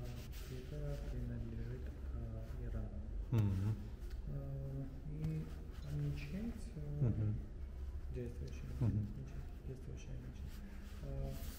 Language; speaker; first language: Russian; non-native, fluent; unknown